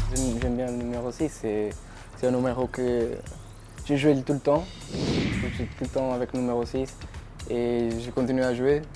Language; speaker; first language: French; non-native, fluent; Portuguese